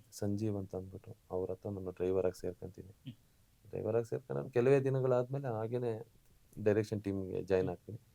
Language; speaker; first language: Kannada; non-native, local second language; Lambadi